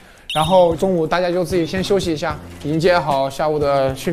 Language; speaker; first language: Chinese; native; Chinese